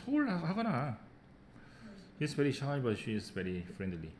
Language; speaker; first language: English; non-native, fluent; Korean